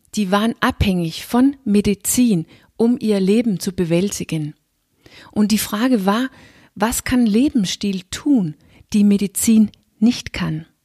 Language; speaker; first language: German; non-native, fluent; Danish